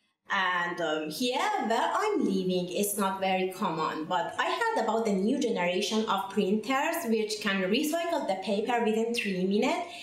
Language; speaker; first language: English; non-native, fluent; Persian